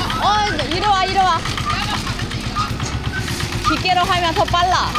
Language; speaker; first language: Korean; non-native, learner; Chinese